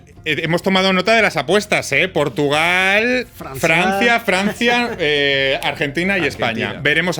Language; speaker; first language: Spanish; native; Spanish